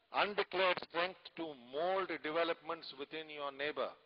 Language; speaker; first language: English; non-native, local second language; Tamil